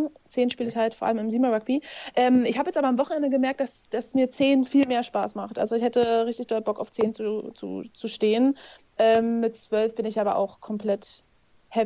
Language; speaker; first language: German; native; German